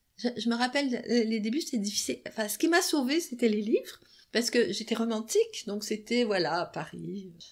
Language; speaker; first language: French; native; French